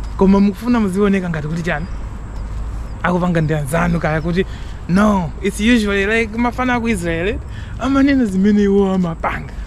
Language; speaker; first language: Nyanja; non-native, local second language; Tumbuka